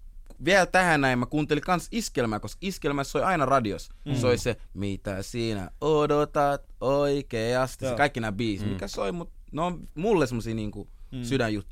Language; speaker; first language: Finnish; early bilingual, other home language; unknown